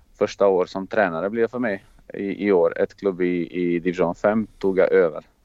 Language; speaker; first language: Swedish; non-native, fluent; Croatian